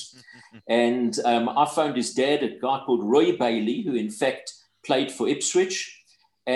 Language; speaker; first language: English; native; English